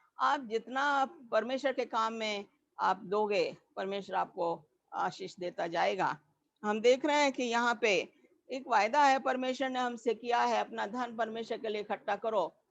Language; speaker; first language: Hindi; native; Hindi